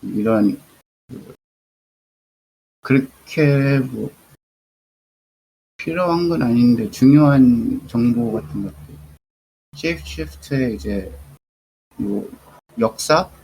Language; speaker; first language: Korean; early bilingual, heritage; Korean